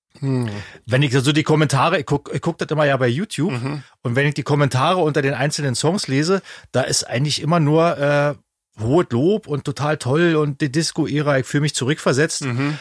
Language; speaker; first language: German; native; German